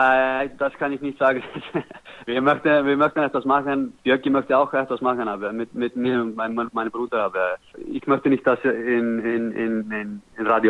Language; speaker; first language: German; non-native, learner; Icelandic